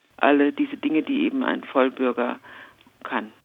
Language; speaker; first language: German; native; German